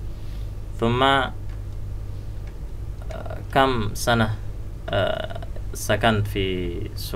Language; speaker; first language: Arabic; non-native, learner; Indonesian